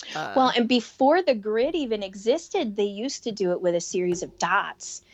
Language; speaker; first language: English; native; English